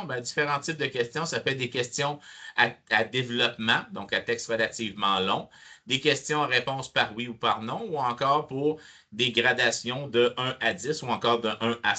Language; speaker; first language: French; native; French